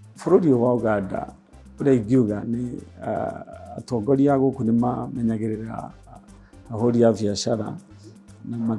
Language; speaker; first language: Kikuyu; non-native, local second language; Embu